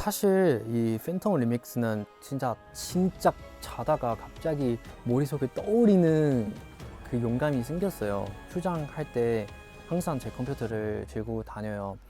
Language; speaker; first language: Korean; non-native, fluent; Chinese